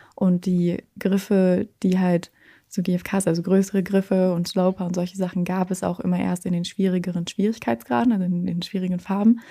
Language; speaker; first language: German; native; German